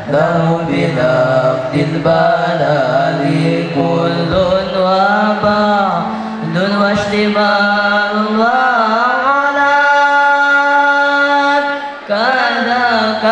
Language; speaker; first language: Arabic; non-native, learner; Sundanese